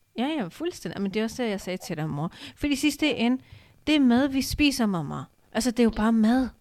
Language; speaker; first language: Danish; early bilingual, other home language; Urdu